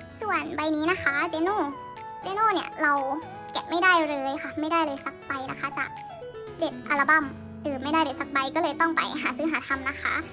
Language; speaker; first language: Thai; native; Thai